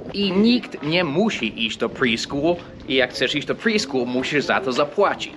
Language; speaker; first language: Polish; early bilingual, heritage; English